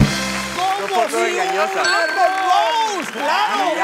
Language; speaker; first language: Spanish; native; Spanish